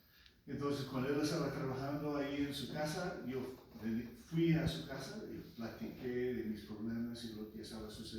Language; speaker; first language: Spanish; non-native, local second language; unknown